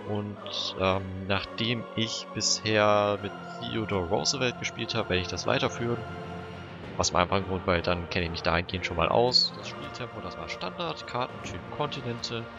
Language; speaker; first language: German; native; German